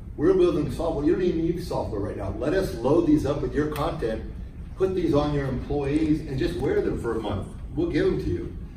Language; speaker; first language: English; native; English